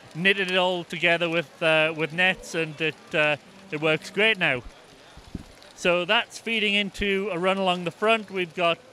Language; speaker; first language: English; native; English